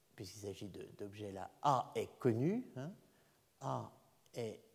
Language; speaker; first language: French; native; French